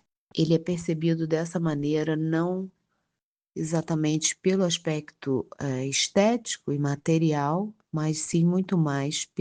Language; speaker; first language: Portuguese; native; Portuguese